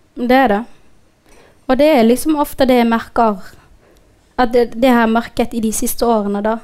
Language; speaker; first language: Norwegian; non-native, fluent; Somali